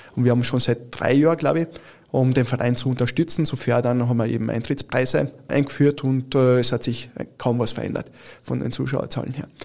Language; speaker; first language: German; early bilingual, other home language; Italian